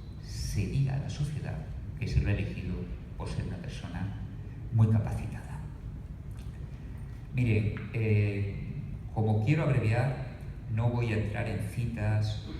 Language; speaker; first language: Spanish; native; Spanish